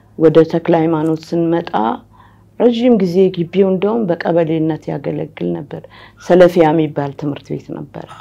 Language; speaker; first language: Amharic; non-native, local second language; Somali